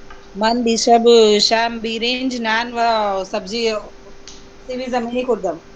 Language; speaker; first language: Persian; non-native, learner; Urdu